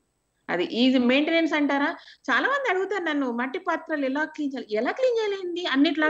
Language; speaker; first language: Telugu; native; Telugu